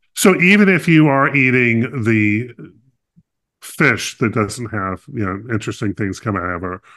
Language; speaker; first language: English; native; English